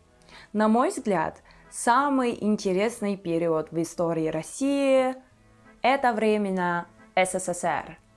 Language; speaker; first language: Russian; non-native, fluent; Turkish